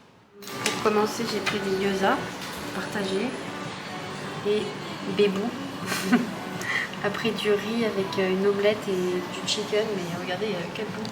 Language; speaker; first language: French; native; French